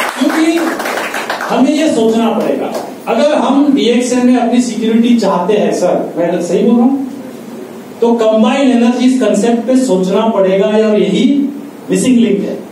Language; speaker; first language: Hindi; non-native, local second language; Marathi